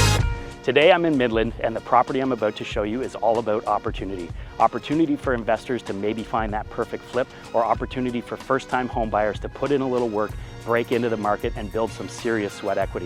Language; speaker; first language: English; native; English